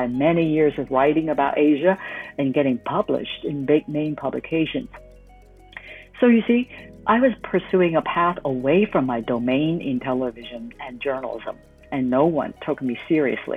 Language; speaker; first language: English; non-native, local second language; Cantonese